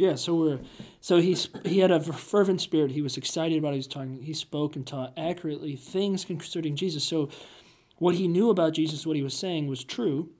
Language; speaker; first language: English; native; English